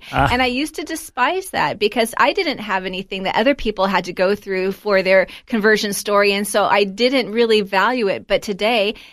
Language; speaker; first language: English; native; English